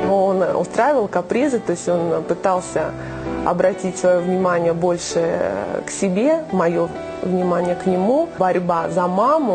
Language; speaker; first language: Russian; native; Russian